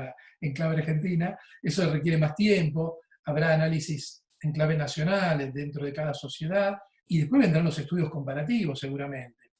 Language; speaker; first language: Spanish; native; Spanish